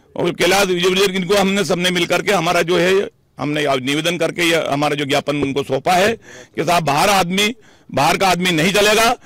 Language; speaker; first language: Hindi; native; Hindi